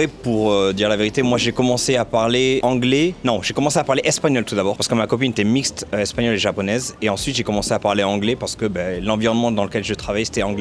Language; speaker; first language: French; native; French